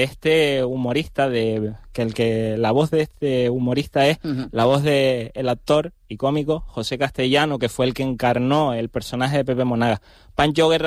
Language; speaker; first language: Spanish; native; Spanish